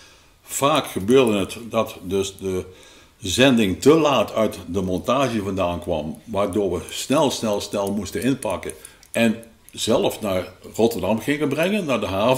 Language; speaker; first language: Dutch; native; Dutch